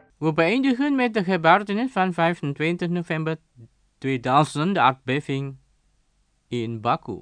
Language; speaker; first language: Dutch; non-native, fluent; Indonesian